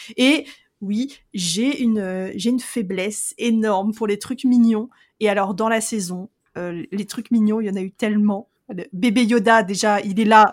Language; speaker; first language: French; native; French